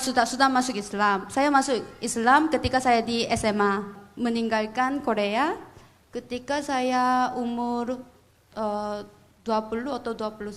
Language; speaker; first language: Indonesian; non-native, fluent; Korean